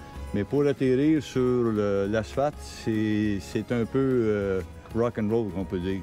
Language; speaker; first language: French; native; French